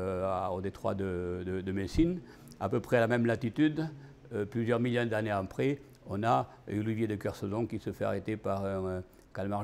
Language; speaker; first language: French; native; French